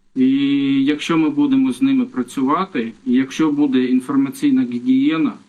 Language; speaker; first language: Ukrainian; non-native, local second language; Russian